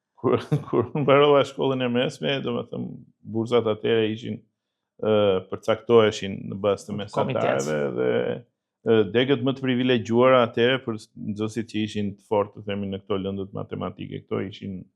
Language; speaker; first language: Albanian; native; Albanian